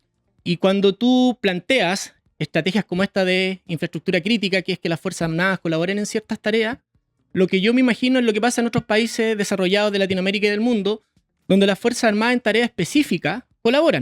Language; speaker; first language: Spanish; native; Spanish